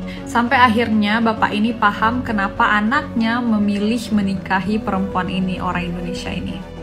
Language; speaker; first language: Indonesian; native; Indonesian